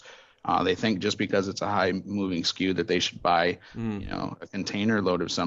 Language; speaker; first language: English; native; English